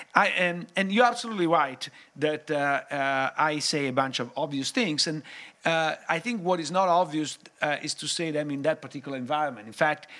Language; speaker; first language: English; non-native, fluent; Italian